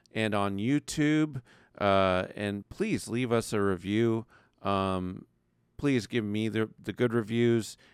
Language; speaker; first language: English; native; English